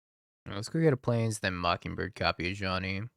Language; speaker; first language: English; native; English